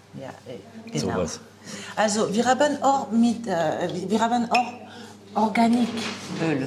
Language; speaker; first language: German; non-native, learner; French